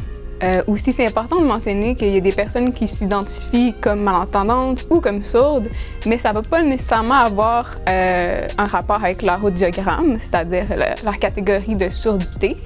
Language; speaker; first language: French; native; French